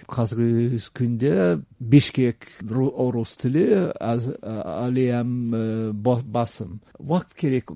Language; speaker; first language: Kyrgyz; non-native, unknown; English